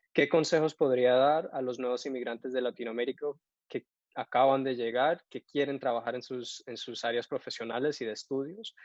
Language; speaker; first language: Spanish; early bilingual, heritage; Spanish